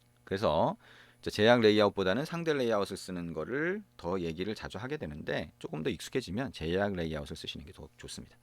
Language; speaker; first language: Korean; native; Korean